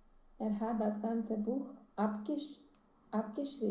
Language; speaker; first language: German; non-native, learner; Romanian